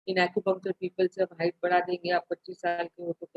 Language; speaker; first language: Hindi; native; Hindi